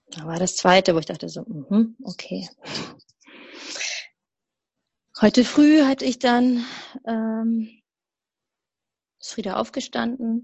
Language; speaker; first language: German; native; German